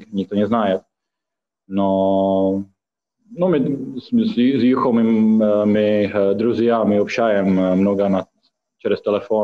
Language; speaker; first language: Russian; non-native, fluent; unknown